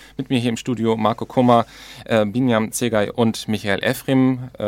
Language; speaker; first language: German; native; German